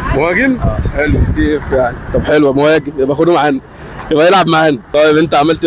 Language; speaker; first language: Arabic; native; Arabic